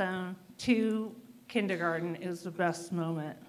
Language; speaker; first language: English; native; English